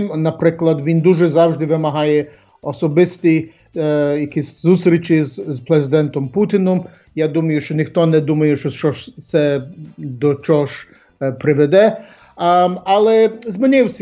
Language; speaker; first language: Ukrainian; early bilingual, heritage; English